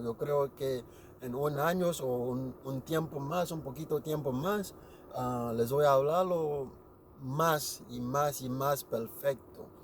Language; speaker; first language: Spanish; non-native, learner; Haitian Creole